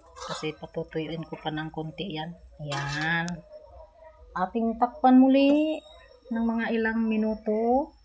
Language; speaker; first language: Filipino; non-native, local second language; Cebuano